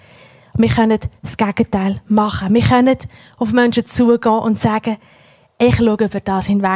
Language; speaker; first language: German; native; German